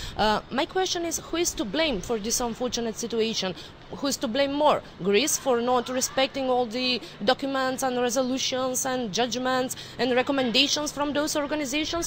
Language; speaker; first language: English; non-native, fluent; Macedonian